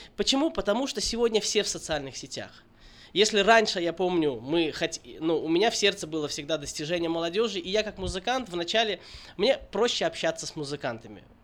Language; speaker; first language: Russian; native; Russian